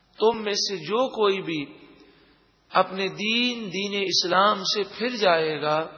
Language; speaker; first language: Urdu; native; Urdu